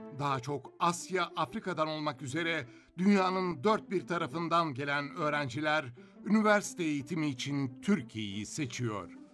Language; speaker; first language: Turkish; native; Turkish